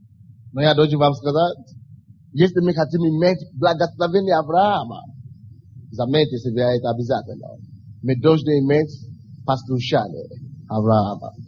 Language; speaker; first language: Russian; non-native, fluent; Yoruba